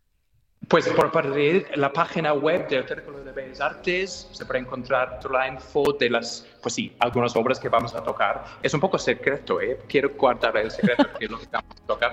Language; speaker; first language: Spanish; non-native, fluent; English